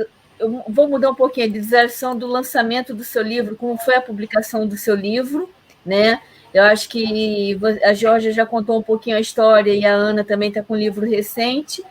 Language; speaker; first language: Portuguese; native; Portuguese